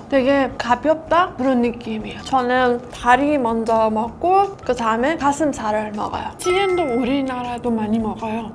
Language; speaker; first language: Korean; non-native, fluent; Persian